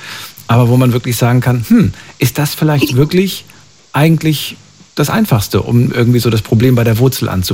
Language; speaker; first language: German; native; German